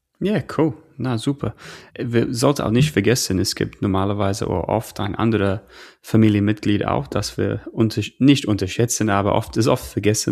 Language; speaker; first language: German; non-native, fluent; English